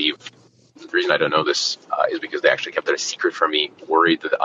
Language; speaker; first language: English; non-native, fluent; Russian